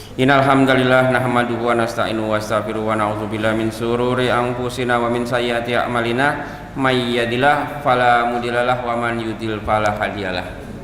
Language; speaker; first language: Indonesian; native; Indonesian